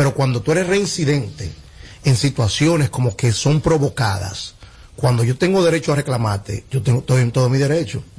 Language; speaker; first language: Spanish; native; Spanish